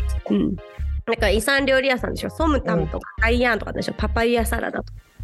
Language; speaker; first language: Japanese; native; Japanese